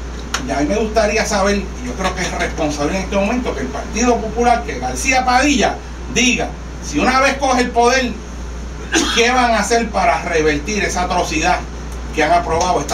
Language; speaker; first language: Spanish; native; Spanish